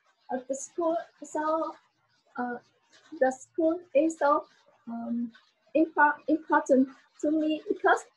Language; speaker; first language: English; non-native, learner; Vietnamese